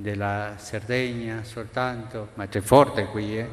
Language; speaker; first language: Italian; non-native, fluent; Spanish